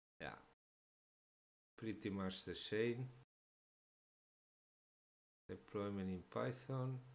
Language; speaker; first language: English; non-native, learner; German